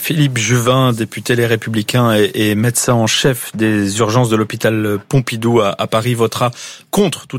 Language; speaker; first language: French; native; French